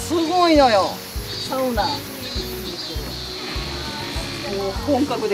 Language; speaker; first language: Japanese; native; Japanese